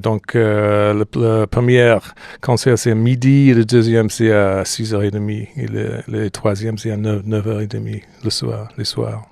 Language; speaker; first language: French; non-native, fluent; English